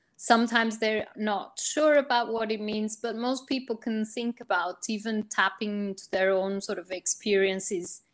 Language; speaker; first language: English; non-native, fluent; Portuguese